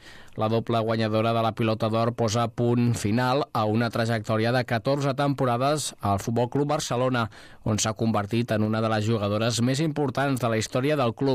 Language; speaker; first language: Catalan; native; Catalan